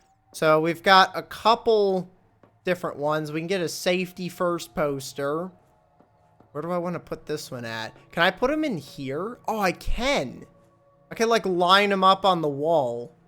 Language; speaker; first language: English; native; English